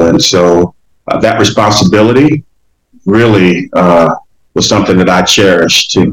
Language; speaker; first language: English; native; English